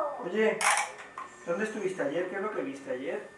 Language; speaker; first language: Spanish; native; Spanish